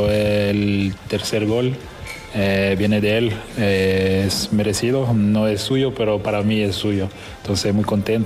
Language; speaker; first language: Spanish; non-native, fluent; French